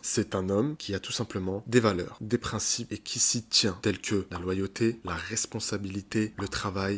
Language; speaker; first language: French; native; French